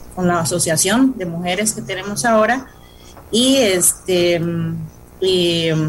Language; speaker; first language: Spanish; non-native, local second language; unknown